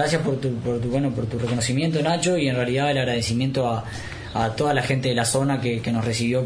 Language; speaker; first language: Spanish; native; Spanish